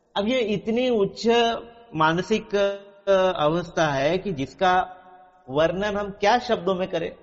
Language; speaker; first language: Hindi; non-native, local second language; Marathi